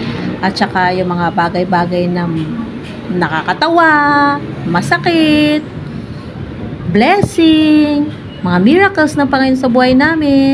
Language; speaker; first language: Filipino; non-native, local second language; Waray